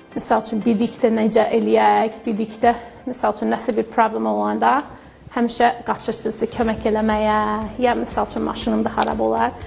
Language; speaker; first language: Azerbaijani; non-native, fluent; English